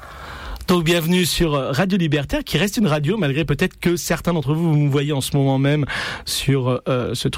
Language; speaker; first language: French; native; French